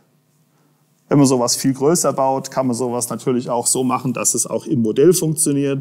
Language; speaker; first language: German; native; German